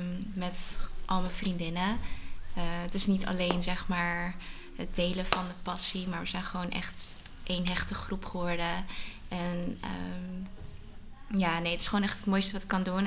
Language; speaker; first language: Dutch; early bilingual, other home language; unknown